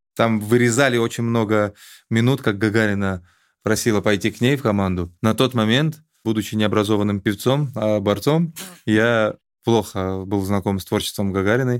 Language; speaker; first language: Russian; native; Russian